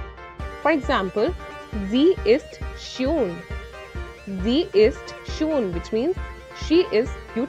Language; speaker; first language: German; non-native, fluent; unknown